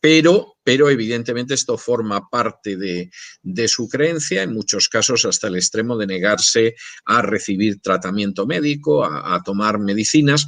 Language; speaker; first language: Spanish; native; Spanish